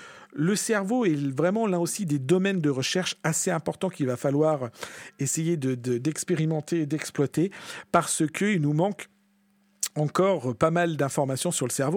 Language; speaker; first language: French; native; French